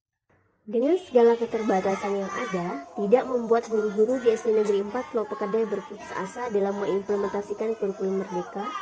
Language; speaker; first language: Indonesian; native; Indonesian